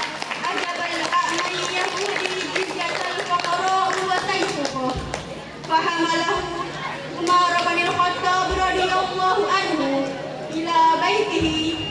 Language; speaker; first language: Arabic; non-native, learner; Indonesian